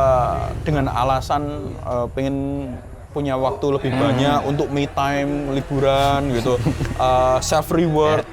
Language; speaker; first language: Indonesian; non-native, local second language; Javanese